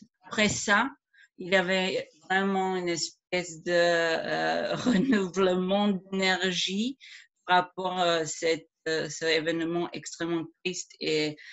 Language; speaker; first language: French; non-native, fluent; Croatian